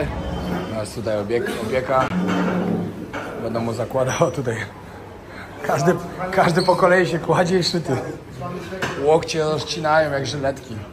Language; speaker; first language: Polish; native; Polish